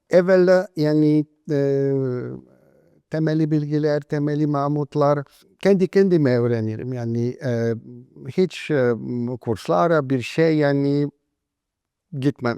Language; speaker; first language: Turkish; non-native, fluent; Polish